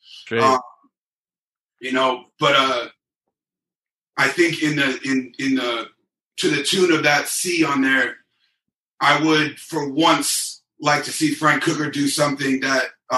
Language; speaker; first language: English; native; English